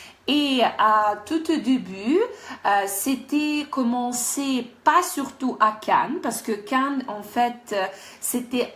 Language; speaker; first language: French; non-native, fluent; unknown